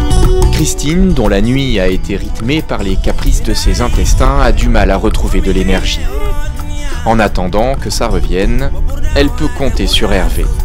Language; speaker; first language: French; native; French